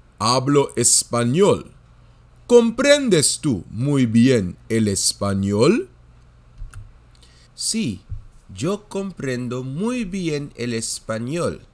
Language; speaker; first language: Spanish; non-native, fluent; Dutch